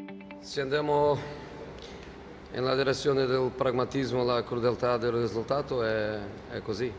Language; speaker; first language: Italian; non-native, fluent; Portuguese